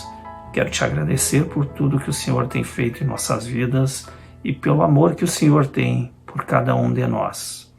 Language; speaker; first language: Portuguese; native; Portuguese